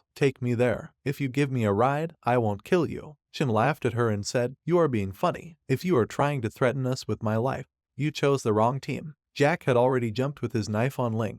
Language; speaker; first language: English; non-native, local second language; Hindi